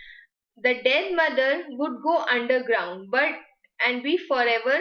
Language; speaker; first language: English; non-native, local second language; Hindi